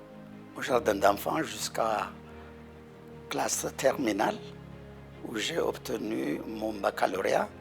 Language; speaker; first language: French; non-native, fluent; Amharic